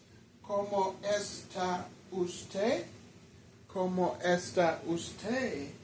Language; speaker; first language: Spanish; non-native, learner; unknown